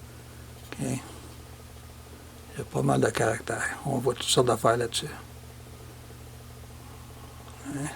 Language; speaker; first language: French; native; French